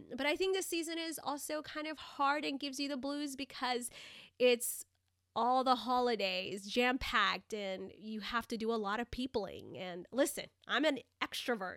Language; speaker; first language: English; early bilingual, other home language; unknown